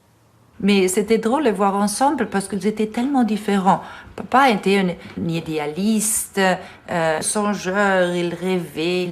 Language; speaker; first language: French; non-native, fluent; Italian